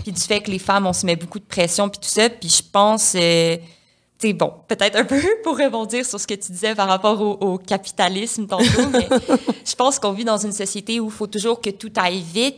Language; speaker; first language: French; native; French